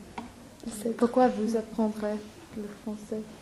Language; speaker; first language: French; non-native, learner; English